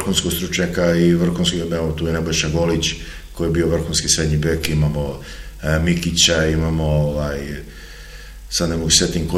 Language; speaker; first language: Serbian; native; Serbian